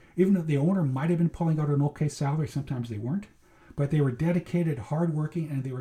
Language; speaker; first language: English; native; English